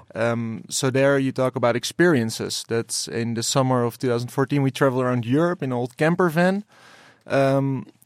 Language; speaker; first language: English; non-native, fluent; Dutch